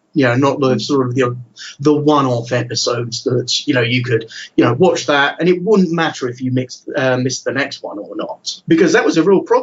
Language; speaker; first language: English; native; English